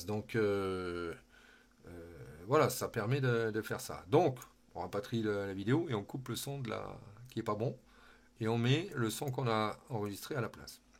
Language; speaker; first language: French; native; French